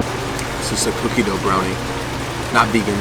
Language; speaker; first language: English; native; English